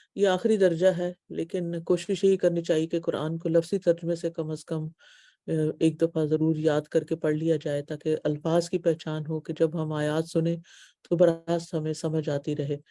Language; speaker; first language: Urdu; native; Urdu